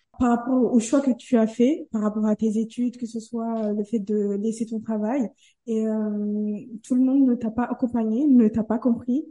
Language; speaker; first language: French; non-native, local second language; Ngazidja Comorian